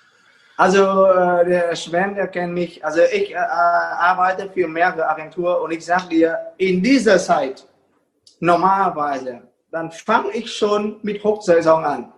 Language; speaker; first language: German; non-native, fluent; Vietnamese